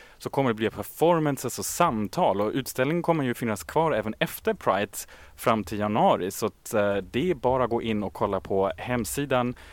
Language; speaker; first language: Swedish; native; Swedish